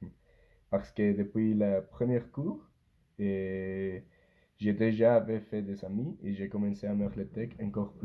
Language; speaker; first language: French; non-native, learner; Spanish